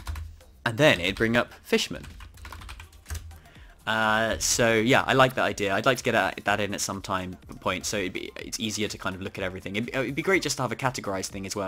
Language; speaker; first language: English; native; English